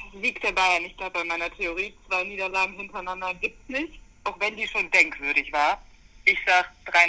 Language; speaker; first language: German; non-native, learner; Persian